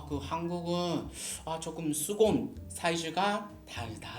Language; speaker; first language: Korean; non-native, learner; Japanese